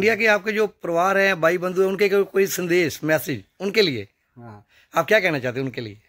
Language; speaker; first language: Hindi; non-native, local second language; Punjabi